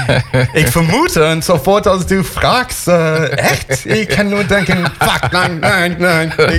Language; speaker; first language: German; non-native, fluent; English